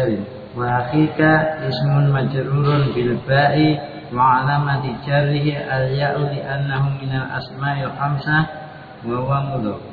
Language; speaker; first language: Arabic; non-native, learner; Indonesian